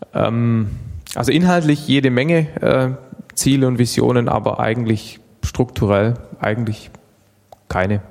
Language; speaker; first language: German; native; German